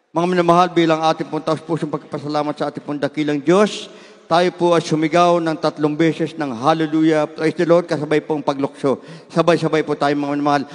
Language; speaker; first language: Filipino; native; Filipino